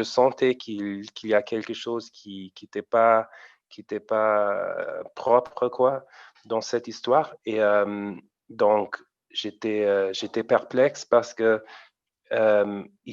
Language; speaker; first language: French; non-native, fluent; German